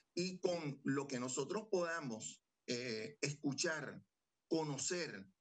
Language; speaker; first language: Spanish; native; Spanish